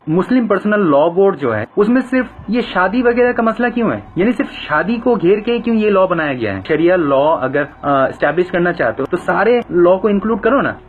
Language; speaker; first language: Hindi; non-native, fluent; Bangla